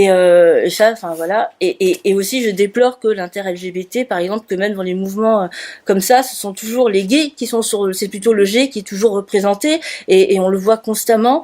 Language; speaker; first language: French; native; French